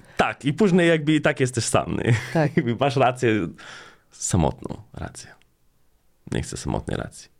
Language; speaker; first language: Polish; non-native, fluent; Slovenian